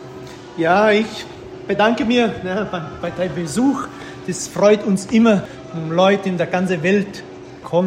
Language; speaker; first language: German; early bilingual, heritage; German